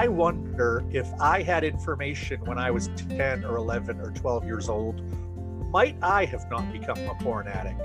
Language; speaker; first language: English; native; English